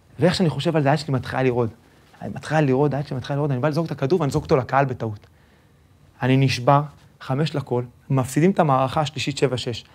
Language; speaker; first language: Hebrew; early bilingual, other home language; Spanish